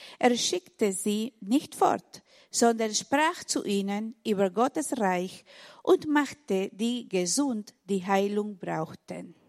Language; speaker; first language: German; non-native, learner; Spanish